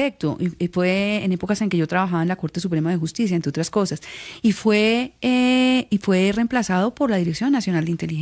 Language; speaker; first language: Spanish; native; Spanish